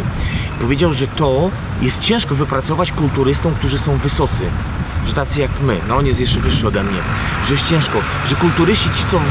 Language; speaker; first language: Polish; native; Polish